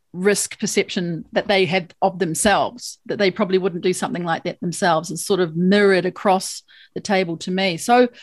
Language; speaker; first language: English; native; English